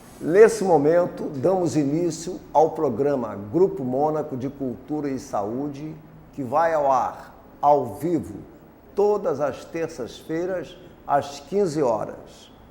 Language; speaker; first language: Portuguese; native; Portuguese